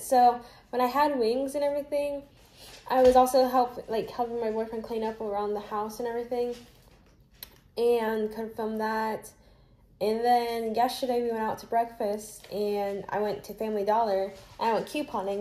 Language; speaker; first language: English; native; English